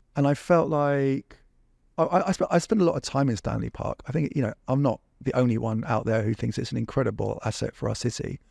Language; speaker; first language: English; native; English